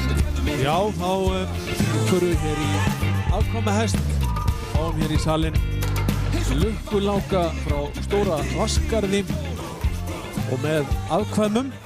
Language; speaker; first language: Icelandic; native; Icelandic